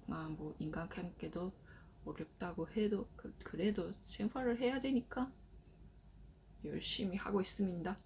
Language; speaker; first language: Korean; non-native, learner; Japanese